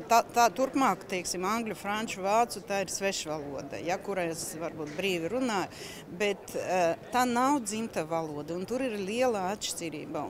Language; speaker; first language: Latvian; non-native, local second language; Russian